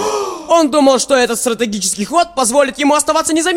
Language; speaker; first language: Russian; native; Russian